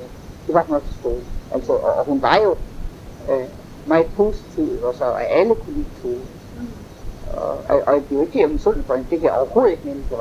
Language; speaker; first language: Danish; native; Danish